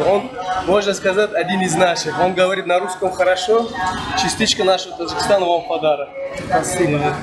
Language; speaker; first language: Russian; non-native, local second language; Tajik